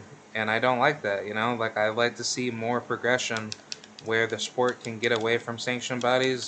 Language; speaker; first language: English; native; English